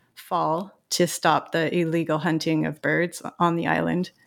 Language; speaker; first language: English; native; English